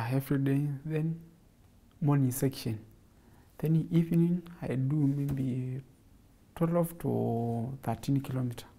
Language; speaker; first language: English; non-native, local second language; Kamba